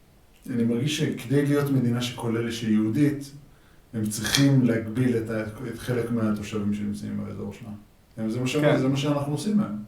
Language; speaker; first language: Hebrew; native; Hebrew